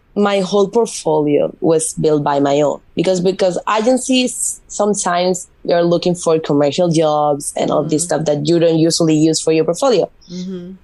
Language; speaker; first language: English; non-native, fluent; Spanish